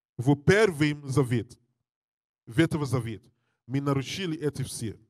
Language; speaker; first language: Russian; non-native, learner; English